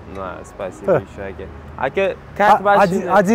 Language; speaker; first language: Russian; non-native, local second language; Uzbek